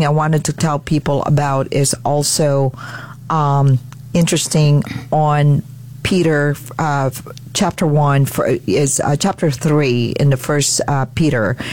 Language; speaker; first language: English; non-native, local second language; Filipino